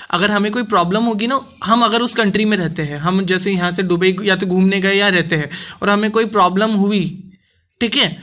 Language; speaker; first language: Hindi; non-native, local second language; Gujarati